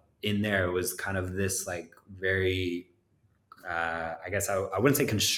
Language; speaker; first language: English; native; English